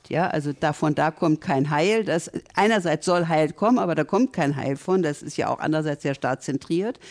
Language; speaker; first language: German; native; German